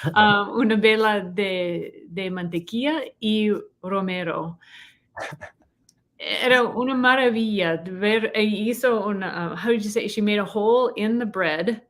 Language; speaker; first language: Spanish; non-native, fluent; English